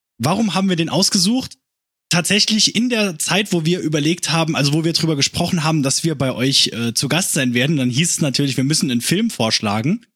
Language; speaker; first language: German; native; German